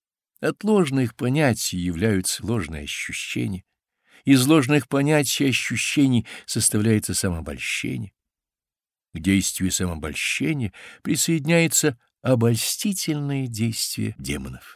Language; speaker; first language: Russian; native; Russian